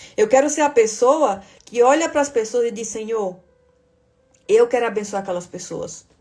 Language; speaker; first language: Portuguese; native; Portuguese